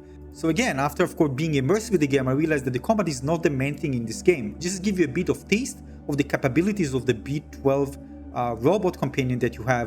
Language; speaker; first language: English; non-native, fluent; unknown